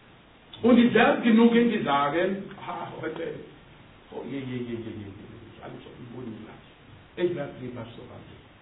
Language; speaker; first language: German; non-native, learner; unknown